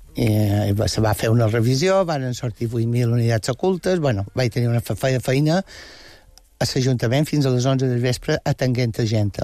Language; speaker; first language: Catalan; non-native, local second language; Spanish